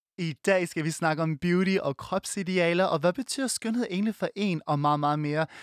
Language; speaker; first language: Danish; early bilingual, other home language; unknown